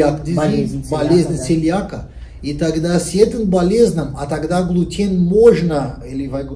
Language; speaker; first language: Russian; non-native, learner; Portuguese